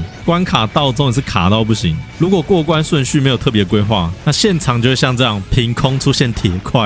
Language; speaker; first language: Chinese; native; Chinese